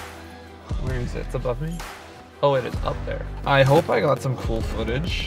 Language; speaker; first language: English; native; English